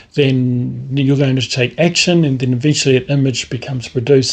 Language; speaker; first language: English; native; English